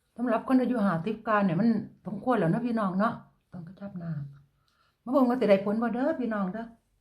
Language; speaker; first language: Thai; native; Thai